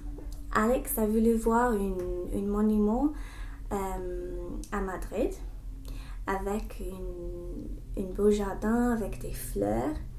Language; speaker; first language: French; non-native, learner; English